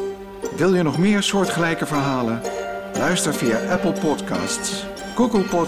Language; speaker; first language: Dutch; native; Dutch